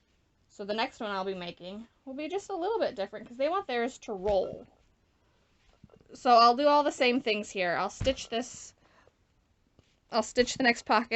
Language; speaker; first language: English; native; English